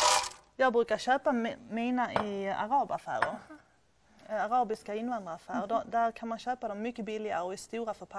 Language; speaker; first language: Swedish; native; Swedish